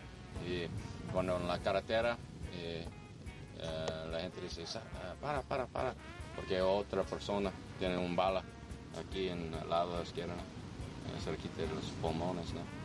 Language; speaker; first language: Spanish; non-native, learner; English